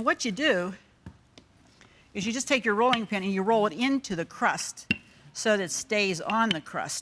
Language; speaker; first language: English; native; English